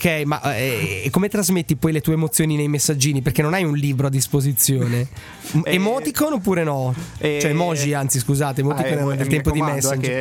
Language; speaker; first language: Italian; native; Italian